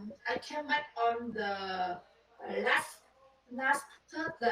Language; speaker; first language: English; non-native, learner; Vietnamese